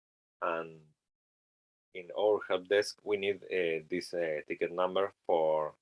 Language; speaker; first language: English; non-native, learner; Spanish